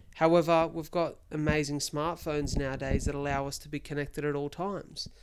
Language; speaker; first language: English; native; English